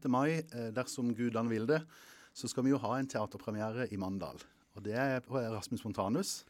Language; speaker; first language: Norwegian; native; Norwegian